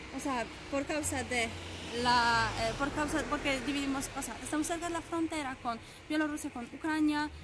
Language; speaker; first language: Spanish; non-native, fluent; Polish